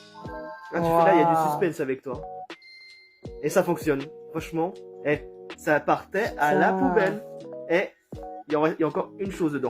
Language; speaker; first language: French; native; French